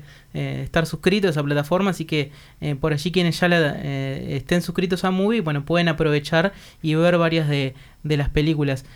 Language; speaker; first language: Spanish; native; Spanish